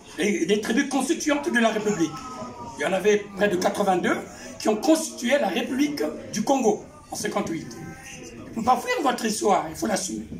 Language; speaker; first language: French; non-native, local second language; Kongo